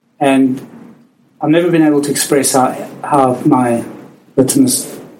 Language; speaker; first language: English; native; English